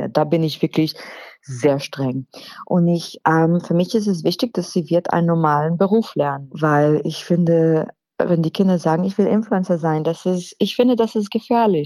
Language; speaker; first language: German; non-native, fluent; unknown